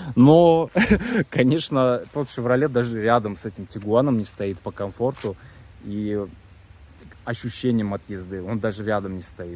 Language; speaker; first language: Russian; native; Russian